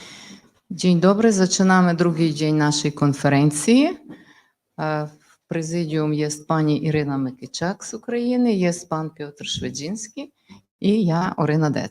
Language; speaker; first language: Polish; non-native, fluent; Ukrainian